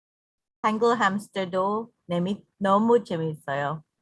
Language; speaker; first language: Korean; non-native, learner; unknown